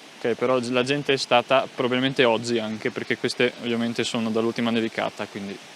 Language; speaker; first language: Italian; native; Italian